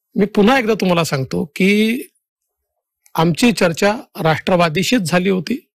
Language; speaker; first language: Marathi; native; Marathi